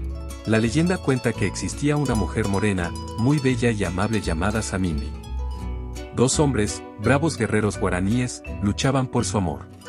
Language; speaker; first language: Spanish; native; Spanish